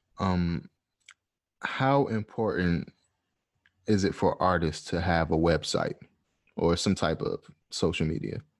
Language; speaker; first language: English; native; English